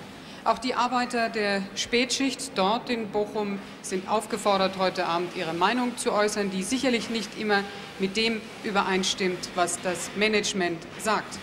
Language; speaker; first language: German; native; German